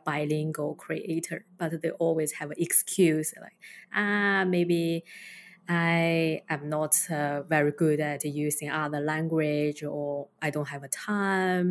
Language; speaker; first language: English; non-native, fluent; Chinese